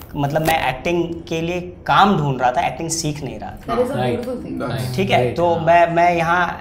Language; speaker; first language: Hindi; native; Hindi